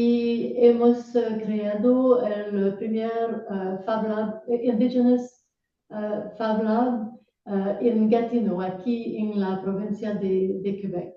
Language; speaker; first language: Spanish; non-native, learner; French